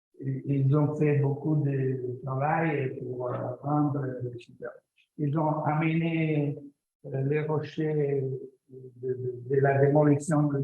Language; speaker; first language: French; non-native, learner; Italian